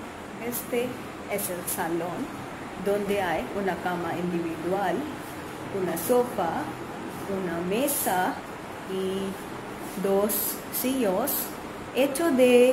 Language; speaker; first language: Spanish; non-native, learner; Hindi